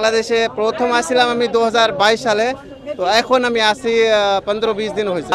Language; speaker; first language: Bangla; non-native, learner; Urdu